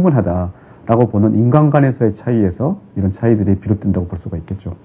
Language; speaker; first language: Korean; native; Korean